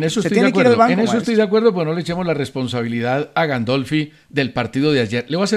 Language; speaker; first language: Spanish; native; Spanish